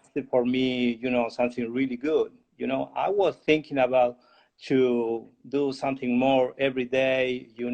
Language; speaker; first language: English; non-native, learner; Spanish